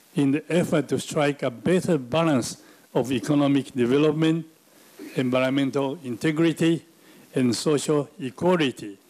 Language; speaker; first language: English; non-native, fluent; Chinese